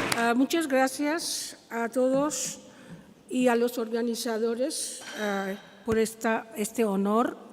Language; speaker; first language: Spanish; non-native, fluent; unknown